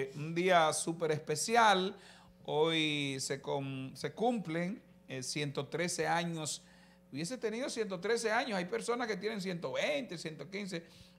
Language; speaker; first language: Spanish; native; Spanish